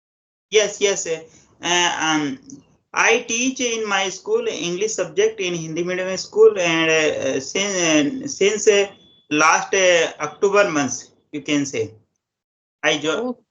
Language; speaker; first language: English; non-native, local second language; Hindi